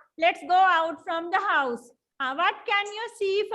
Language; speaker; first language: English; non-native, local second language; Sinhala